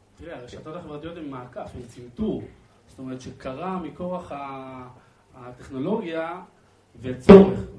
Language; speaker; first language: Hebrew; native; Hebrew